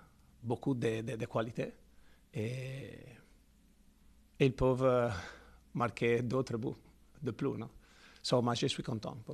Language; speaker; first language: French; non-native, learner; Italian